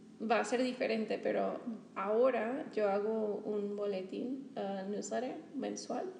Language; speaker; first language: Spanish; non-native, fluent; English